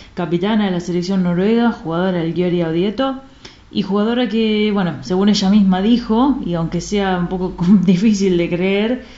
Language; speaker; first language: Spanish; native; Spanish